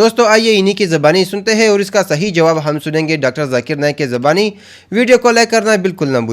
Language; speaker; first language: Hindi; native; Hindi